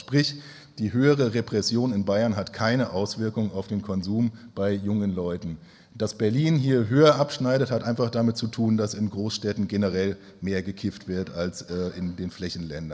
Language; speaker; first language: German; native; German